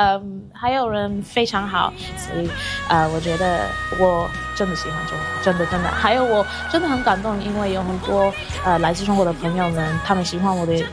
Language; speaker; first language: Chinese; non-native, fluent; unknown